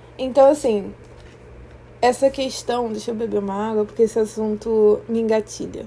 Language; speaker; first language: Portuguese; native; Portuguese